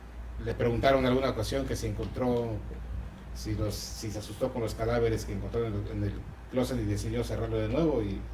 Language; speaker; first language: Spanish; native; Spanish